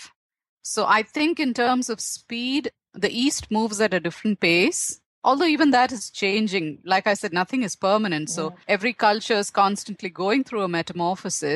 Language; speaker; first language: English; non-native, local second language; Tamil